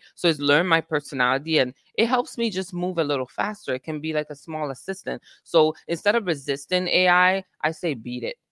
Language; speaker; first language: English; non-native, fluent; Italian